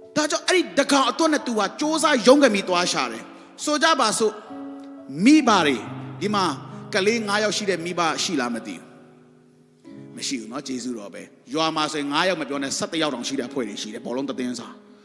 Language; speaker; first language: Burmese; non-native, local second language; Hakha Chin